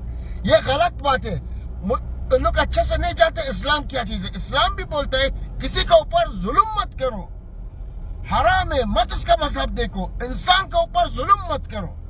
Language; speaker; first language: Hindi; non-native, learner; Arabic